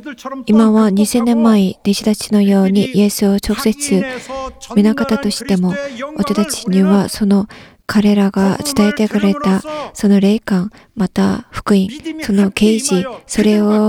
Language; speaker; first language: Japanese; non-native, learner; Korean